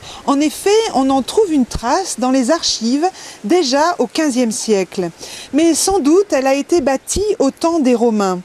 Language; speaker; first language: French; native; French